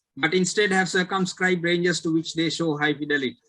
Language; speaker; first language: English; non-native, local second language; Sinhala